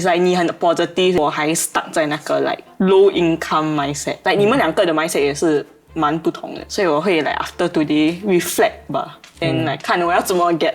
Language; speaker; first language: Chinese; non-native, local second language; English